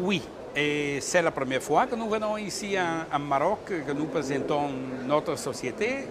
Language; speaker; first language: French; non-native, learner; Italian